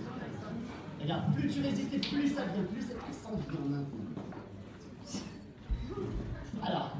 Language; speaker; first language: French; native; French